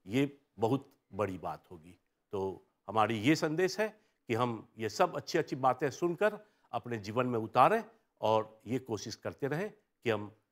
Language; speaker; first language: Hindi; early bilingual, heritage; Hindi